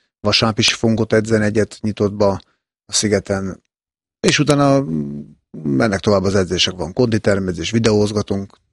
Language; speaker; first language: Hungarian; native; Hungarian